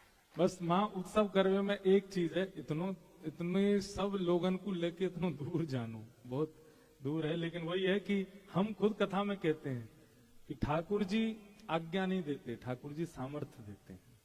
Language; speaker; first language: Hindi; native; Hindi